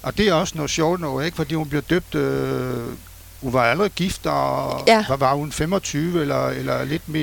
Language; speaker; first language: Danish; non-native, fluent; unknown